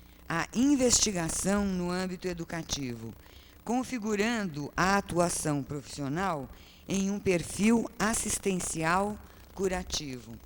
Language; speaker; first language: Portuguese; native; Portuguese